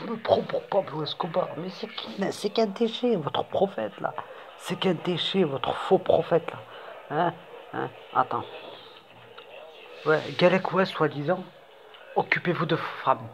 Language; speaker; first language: French; native; French